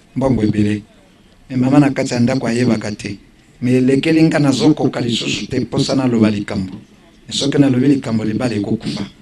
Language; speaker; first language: Lingala; native; Lingala